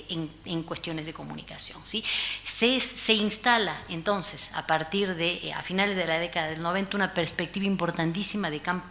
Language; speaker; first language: Spanish; native; Spanish